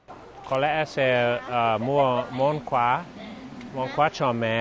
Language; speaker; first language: Vietnamese; non-native, fluent; English